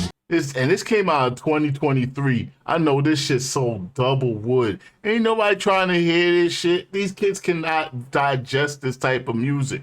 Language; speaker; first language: English; native; English